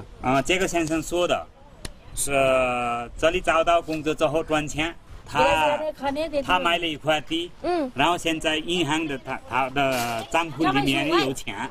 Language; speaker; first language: Chinese; non-native, learner; Nepali